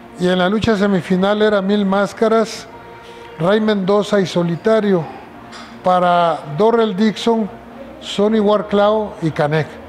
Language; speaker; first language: Spanish; native; Spanish